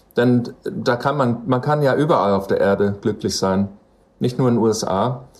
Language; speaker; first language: German; non-native, fluent; English